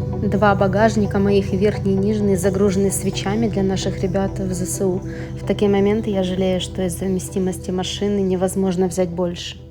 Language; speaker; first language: Russian; native; Russian